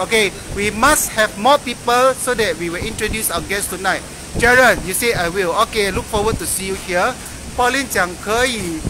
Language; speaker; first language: English; non-native, local second language; Chinese